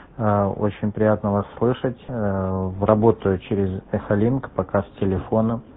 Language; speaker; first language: Russian; native; Russian